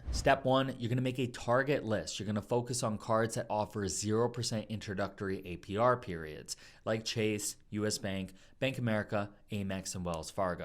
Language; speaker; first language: English; native; English